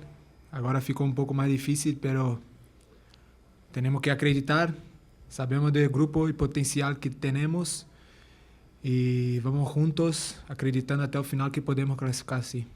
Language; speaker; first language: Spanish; non-native, learner; Portuguese